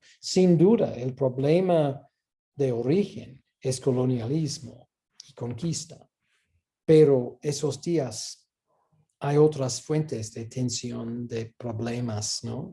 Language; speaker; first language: Spanish; non-native, fluent; English